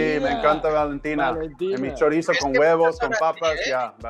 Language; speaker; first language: Spanish; non-native, learner; English